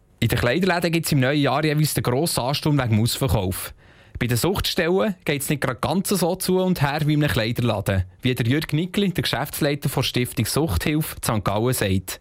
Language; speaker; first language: German; native; German